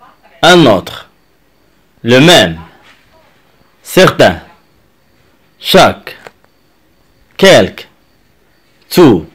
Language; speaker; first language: French; non-native, local second language; Arabic